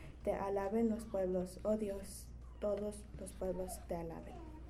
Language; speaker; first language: Spanish; early bilingual, heritage; Spanish